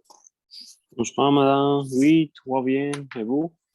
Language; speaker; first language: French; non-native, learner; Spanish